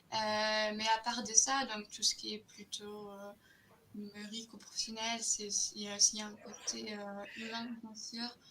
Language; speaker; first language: French; non-native, fluent; German